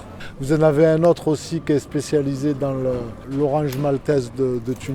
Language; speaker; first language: French; native; French